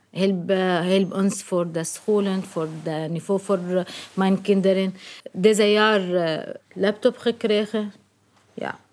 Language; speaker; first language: Dutch; non-native, fluent; Arabic